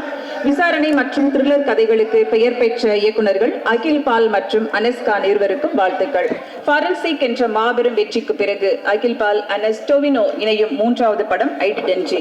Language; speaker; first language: Tamil; native; Tamil